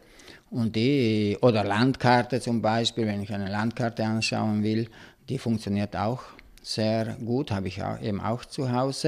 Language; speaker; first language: German; non-native, local second language; Italian